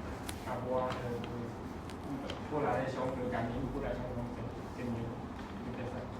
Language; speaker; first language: French; non-native, learner; Khmer